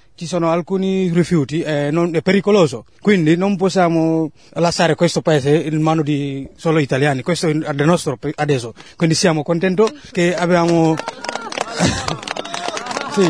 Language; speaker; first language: Italian; non-native, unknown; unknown